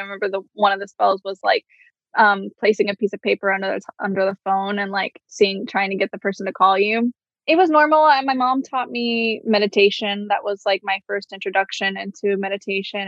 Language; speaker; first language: English; native; English